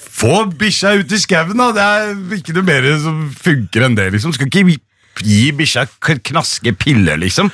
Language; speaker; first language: Norwegian; early bilingual, other home language; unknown